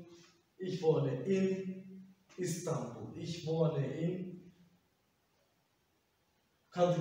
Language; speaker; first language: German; non-native, learner; Turkish